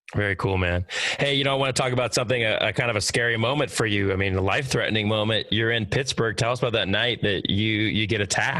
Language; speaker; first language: English; native; English